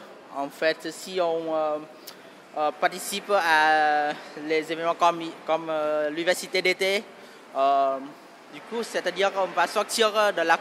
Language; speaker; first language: French; non-native, fluent; Vietnamese